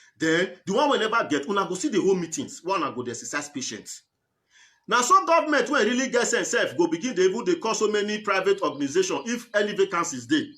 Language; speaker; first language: Nigerian Pidgin; native; Nigerian Pidgin